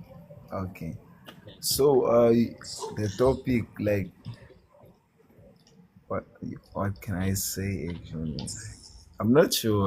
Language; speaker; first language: English; non-native, learner; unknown